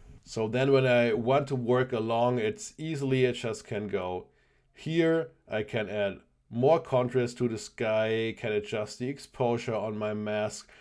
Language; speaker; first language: English; non-native, fluent; German